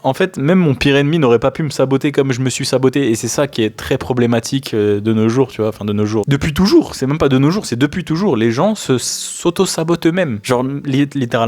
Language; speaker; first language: French; native; French